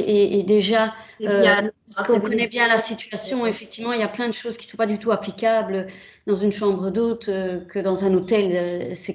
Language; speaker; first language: French; native; French